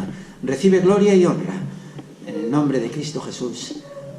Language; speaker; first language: Spanish; native; Spanish